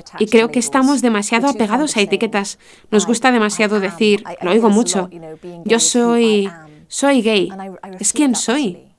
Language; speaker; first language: Spanish; non-native, fluent; English